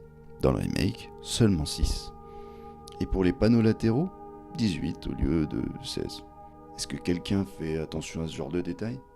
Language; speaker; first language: French; native; French